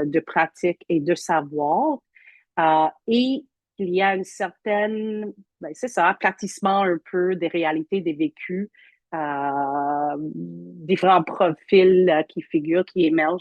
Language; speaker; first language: French; native; French